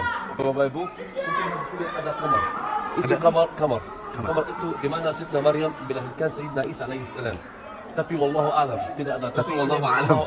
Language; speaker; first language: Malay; non-native, learner; Arabic